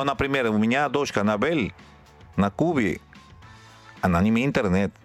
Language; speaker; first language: Russian; non-native, fluent; Spanish